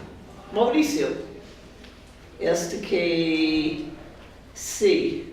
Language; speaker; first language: Spanish; non-native, fluent; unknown